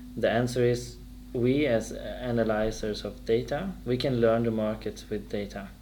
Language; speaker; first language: English; non-native, fluent; Swedish